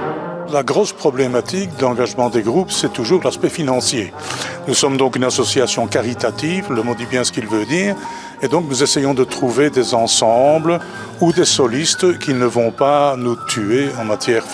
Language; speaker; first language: French; native; French